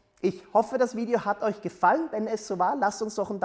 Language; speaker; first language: German; native; German